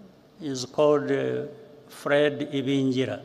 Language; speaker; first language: English; non-native, local second language; Kinyarwanda